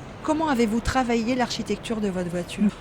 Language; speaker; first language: French; native; French